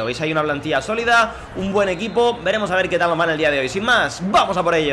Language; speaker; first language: Spanish; native; Spanish